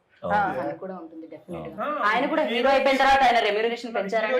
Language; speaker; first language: Telugu; native; Telugu